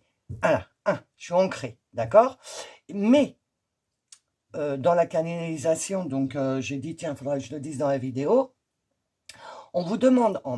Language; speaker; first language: French; native; French